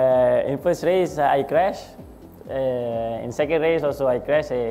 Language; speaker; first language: English; non-native, learner; Malay